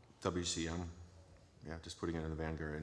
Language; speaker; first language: English; native; English